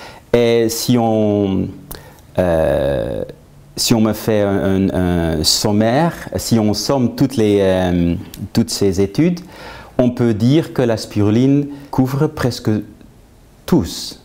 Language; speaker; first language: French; non-native, fluent; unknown